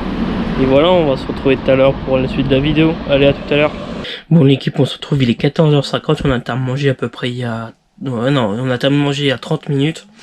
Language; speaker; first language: French; native; French